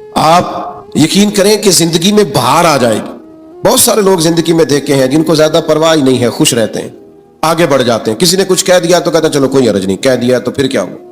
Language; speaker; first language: Urdu; native; Urdu